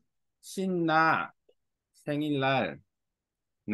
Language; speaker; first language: Vietnamese; non-native, learner; Korean